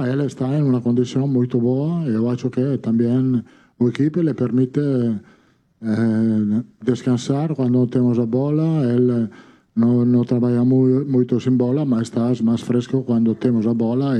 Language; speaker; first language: Portuguese; non-native, fluent; Italian